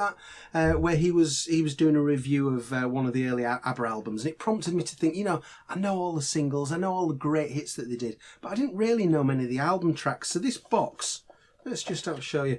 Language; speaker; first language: English; native; English